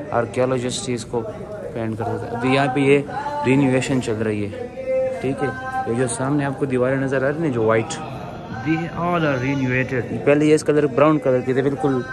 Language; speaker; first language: Urdu; non-native, local second language; Pashto